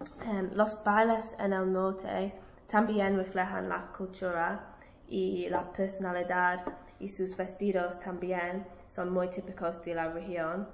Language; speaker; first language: Spanish; non-native, learner; English